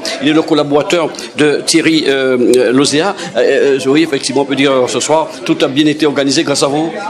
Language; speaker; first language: French; native; French